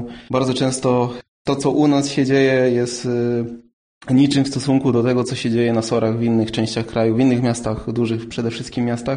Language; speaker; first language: Polish; native; Polish